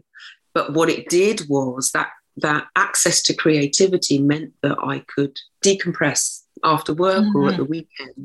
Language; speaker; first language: English; native; English